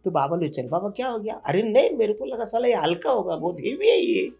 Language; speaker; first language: Hindi; non-native, local second language; Marathi